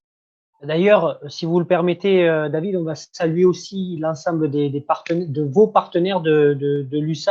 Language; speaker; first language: French; native; French